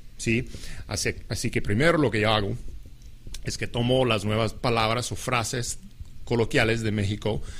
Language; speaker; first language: Spanish; non-native, fluent; English